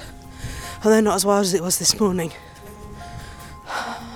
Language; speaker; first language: English; native; English